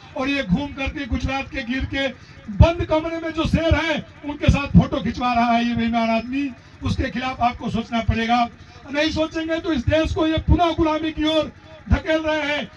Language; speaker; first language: Hindi; native; Hindi